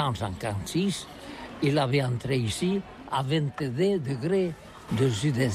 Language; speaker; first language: French; non-native, learner; Catalan